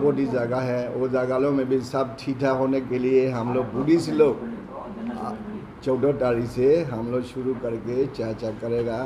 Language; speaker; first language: Hindi; non-native, learner; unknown